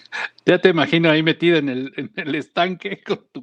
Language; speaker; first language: Spanish; native; Spanish